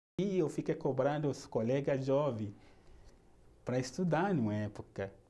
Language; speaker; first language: Portuguese; non-native, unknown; Yoruba